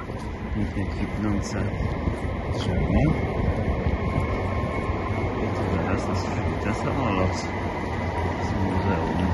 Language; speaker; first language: Polish; native; Polish